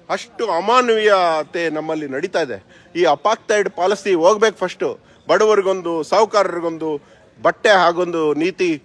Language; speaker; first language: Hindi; non-native, local second language; Kannada